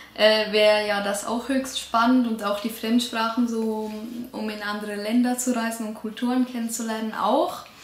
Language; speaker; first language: German; native; German